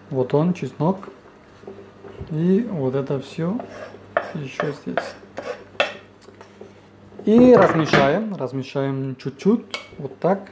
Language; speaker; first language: Russian; non-native, fluent; Spanish